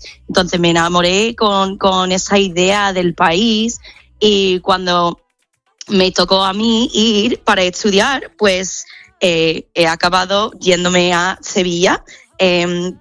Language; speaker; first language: Spanish; non-native, fluent; English